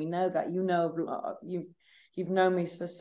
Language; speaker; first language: English; native; English